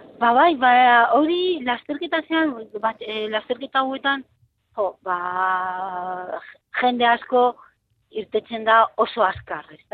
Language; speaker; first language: Basque; non-native, local second language; Spanish